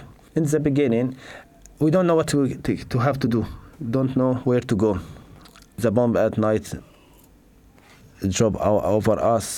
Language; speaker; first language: English; non-native, learner; Arabic